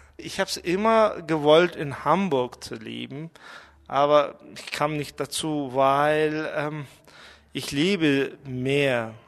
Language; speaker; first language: German; non-native, fluent; Mongolian